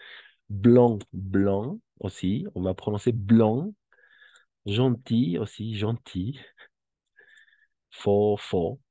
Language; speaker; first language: French; non-native, fluent; Spanish